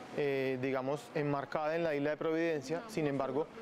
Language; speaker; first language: Spanish; non-native, local second language; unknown